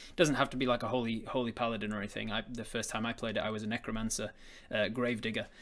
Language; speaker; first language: English; native; English